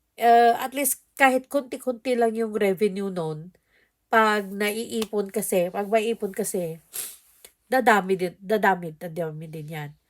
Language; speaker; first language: Filipino; native; Filipino